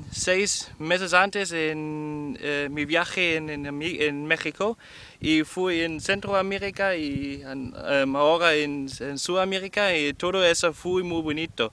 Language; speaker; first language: Spanish; non-native, learner; German